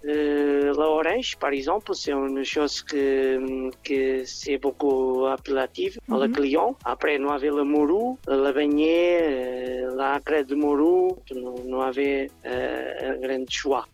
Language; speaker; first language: French; non-native, learner; Portuguese